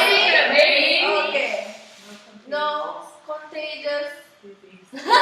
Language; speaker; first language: English; non-native, learner; Korean